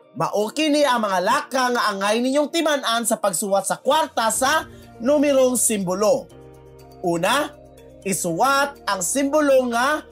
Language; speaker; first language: Cebuano; native; Cebuano